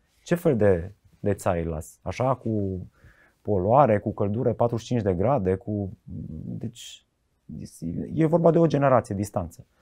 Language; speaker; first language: Romanian; native; Romanian